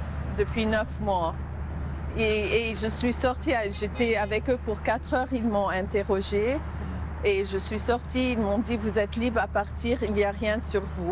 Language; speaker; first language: French; non-native, local second language; Arabic